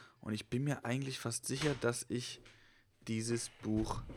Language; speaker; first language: German; native; German